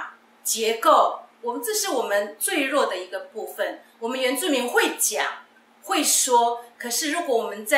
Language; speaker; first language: Chinese; non-native, local second language; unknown